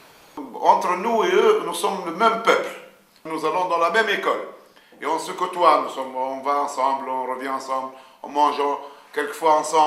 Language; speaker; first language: French; non-native, local second language; Arabic